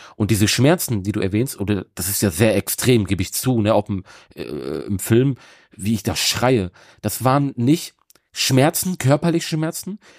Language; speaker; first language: German; native; German